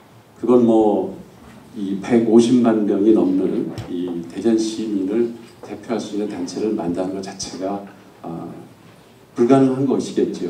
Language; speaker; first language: Korean; native; Korean